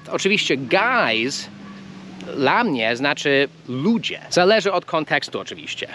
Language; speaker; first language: Polish; non-native, fluent; English